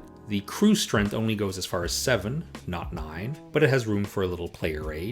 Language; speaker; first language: English; native; English